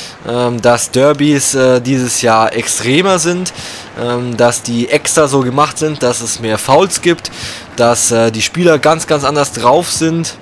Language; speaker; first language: German; native; German